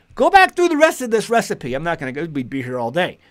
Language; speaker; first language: English; native; English